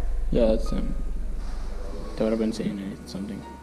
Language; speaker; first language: English; early bilingual, other home language; Spanish